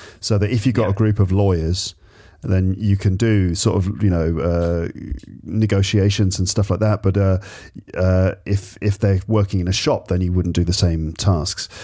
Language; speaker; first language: English; native; English